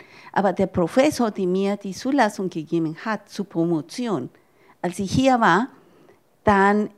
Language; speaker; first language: German; non-native, fluent; Spanish